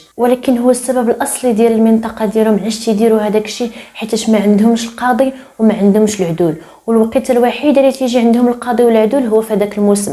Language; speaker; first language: Arabic; native; Arabic